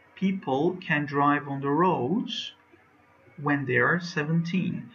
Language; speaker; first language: English; non-native, fluent; Turkish